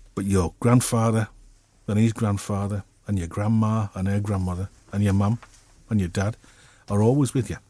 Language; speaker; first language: English; native; English